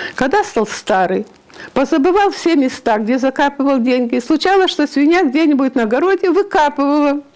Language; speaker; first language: Russian; non-native, local second language; Ukrainian